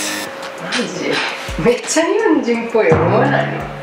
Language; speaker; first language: Japanese; non-native, fluent; Italian